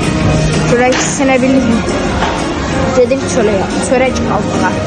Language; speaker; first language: Turkish; non-native, learner; Azerbaijani